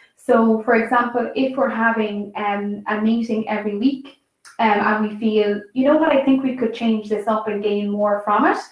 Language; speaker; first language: English; native; English